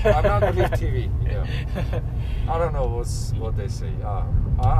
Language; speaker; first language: English; non-native, learner; Armenian